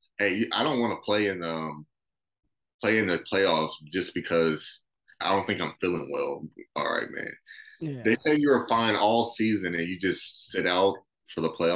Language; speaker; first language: English; native; English